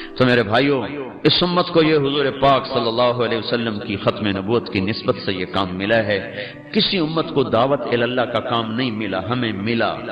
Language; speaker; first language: Urdu; non-native, local second language; Punjabi